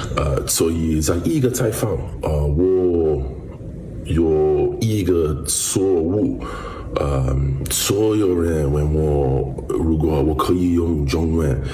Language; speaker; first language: Chinese; non-native, learner; English